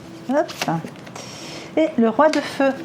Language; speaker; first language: French; native; French